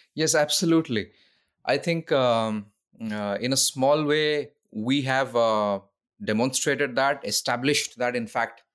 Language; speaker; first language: English; non-native, local second language; Odia